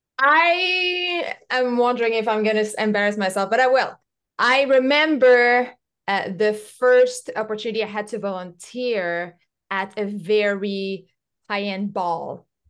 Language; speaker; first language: English; non-native, local second language; French